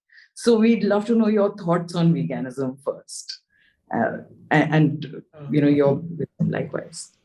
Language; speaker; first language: English; non-native, local second language; Hindi